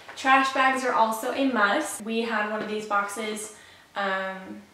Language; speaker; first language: English; native; English